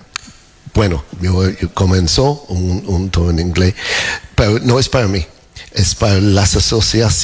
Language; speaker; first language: Spanish; non-native, learner; English